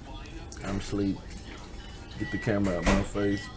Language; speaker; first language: English; native; English